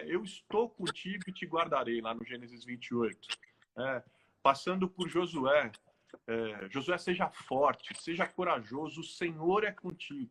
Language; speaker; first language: Portuguese; native; Portuguese